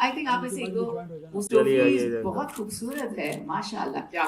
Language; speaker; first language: Hindi; native; Hindi